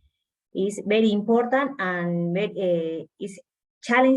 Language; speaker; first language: English; non-native, learner; Spanish